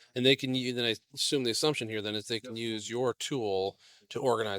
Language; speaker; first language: English; native; English